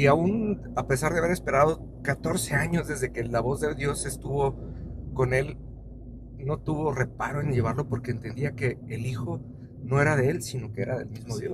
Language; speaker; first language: Spanish; native; Spanish